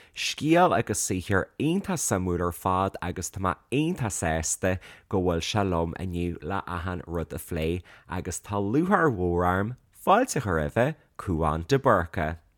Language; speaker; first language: Irish; native; Irish